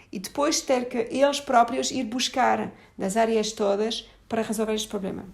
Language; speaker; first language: Portuguese; non-native, fluent; French